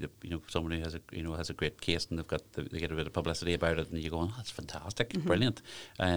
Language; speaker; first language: English; native; English